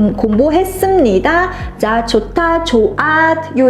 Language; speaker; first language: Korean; non-native, fluent; Mongolian